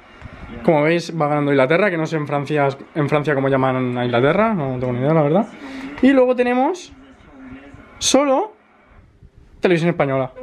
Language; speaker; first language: Spanish; native; Spanish